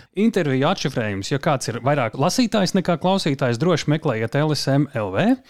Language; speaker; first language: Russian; non-native, local second language; Latvian